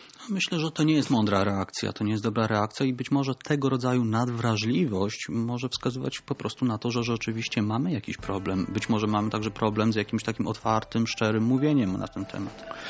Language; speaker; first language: Polish; native; Polish